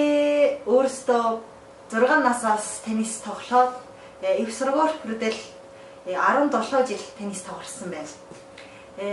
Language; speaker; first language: Mongolian; non-native, learner; Japanese